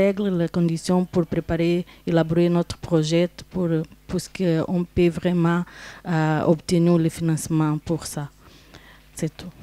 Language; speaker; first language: French; non-native, fluent; Portuguese